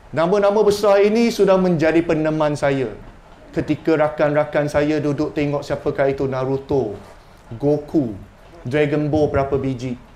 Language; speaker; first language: Malay; non-native, local second language; Chinese